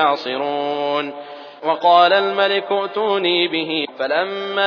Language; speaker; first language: Arabic; native; Arabic